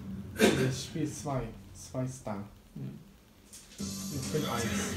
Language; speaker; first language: German; early bilingual, other home language; Vietnamese